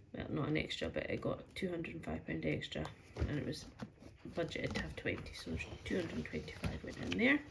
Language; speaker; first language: English; native; English